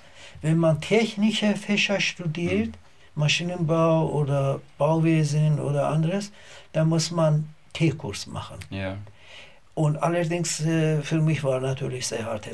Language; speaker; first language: German; non-native, learner; Azerbaijani